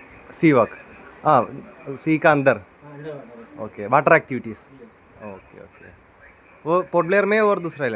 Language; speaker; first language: Hindi; non-native, local second language; Malayalam